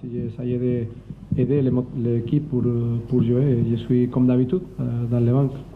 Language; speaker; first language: French; non-native, learner; Spanish